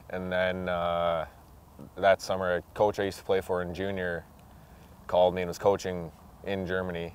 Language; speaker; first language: English; native; English